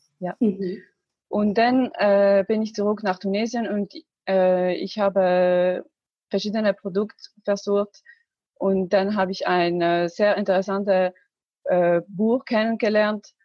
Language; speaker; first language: German; non-native, learner; Arabic